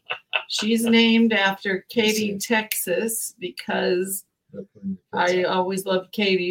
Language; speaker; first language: English; native; English